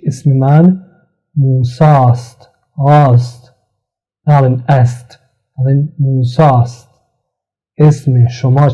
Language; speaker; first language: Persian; non-native, fluent; Central Kurdish